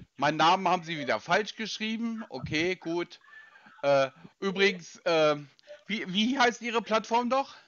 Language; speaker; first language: German; native; German